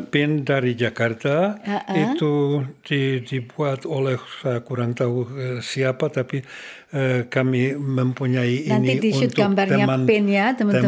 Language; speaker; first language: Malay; non-native, learner; Czech